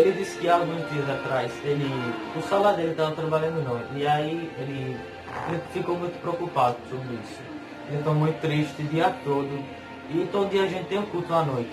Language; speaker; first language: Portuguese; non-native, learner; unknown